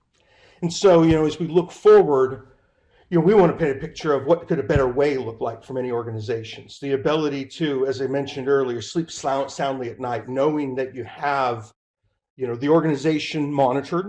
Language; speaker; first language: English; native; English